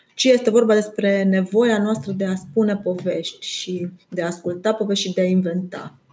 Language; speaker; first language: Romanian; non-native, local second language; German